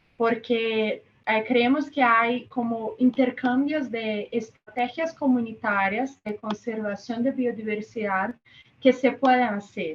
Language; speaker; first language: Spanish; non-native, fluent; Portuguese